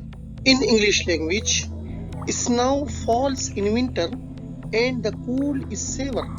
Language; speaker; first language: English; non-native, local second language; Urdu